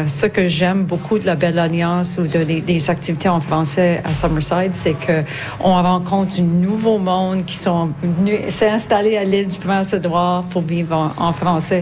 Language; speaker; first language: French; native; French